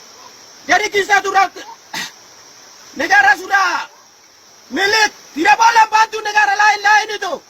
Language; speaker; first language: Indonesian; non-native, local second language; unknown